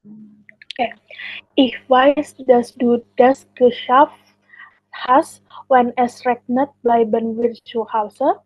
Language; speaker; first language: German; non-native, learner; Indonesian